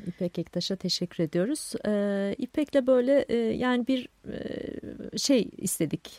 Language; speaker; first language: Turkish; non-native, local second language; Kurdish